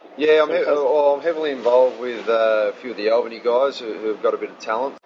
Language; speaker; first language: English; native; English